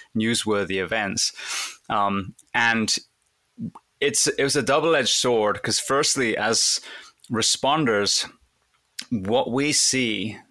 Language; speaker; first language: English; native; English